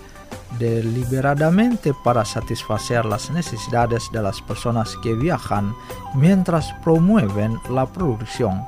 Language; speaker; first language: Spanish; non-native, fluent; Indonesian